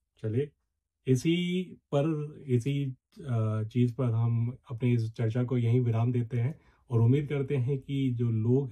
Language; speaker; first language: Hindi; native; Hindi